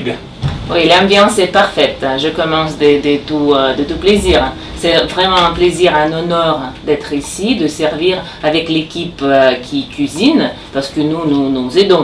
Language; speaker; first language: French; non-native, learner; Russian